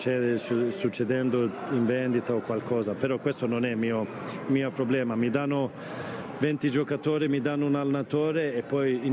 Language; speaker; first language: Italian; non-native, fluent; Swedish